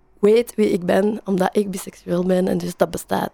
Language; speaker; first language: Dutch; non-native, learner; French